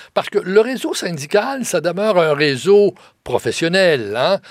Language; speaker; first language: French; native; French